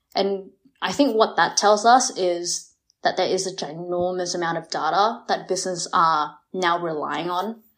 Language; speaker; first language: English; early bilingual, other home language; Vietnamese